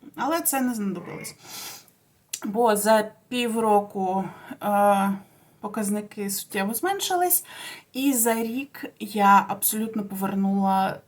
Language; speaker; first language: Ukrainian; non-native, local second language; Russian